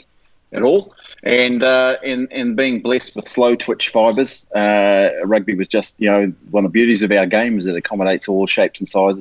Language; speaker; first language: English; native; English